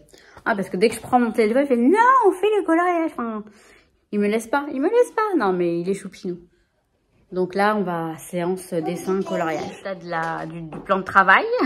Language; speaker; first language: French; native; French